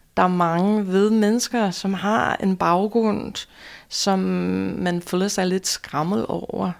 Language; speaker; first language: Danish; non-native, fluent; English